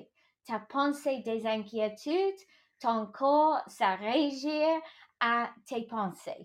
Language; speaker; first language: French; non-native, local second language; English